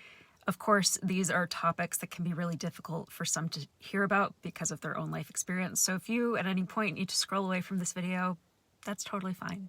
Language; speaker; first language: English; native; English